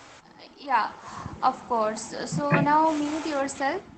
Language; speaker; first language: English; non-native, fluent; Bangla